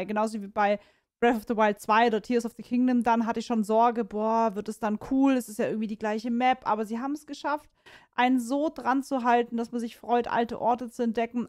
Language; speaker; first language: German; native; German